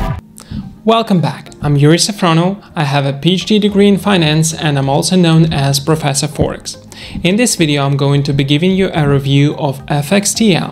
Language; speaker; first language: English; non-native, fluent; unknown